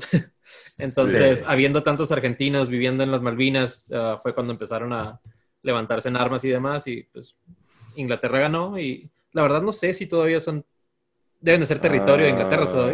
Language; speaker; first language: Spanish; native; Spanish